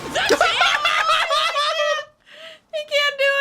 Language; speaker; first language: English; native; English